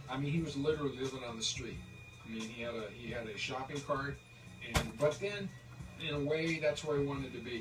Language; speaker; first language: English; native; English